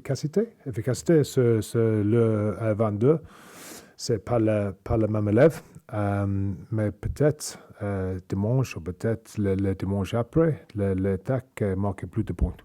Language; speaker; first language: French; non-native, learner; English